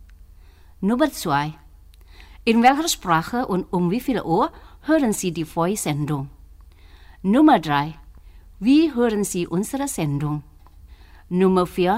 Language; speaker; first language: German; non-native, fluent; Indonesian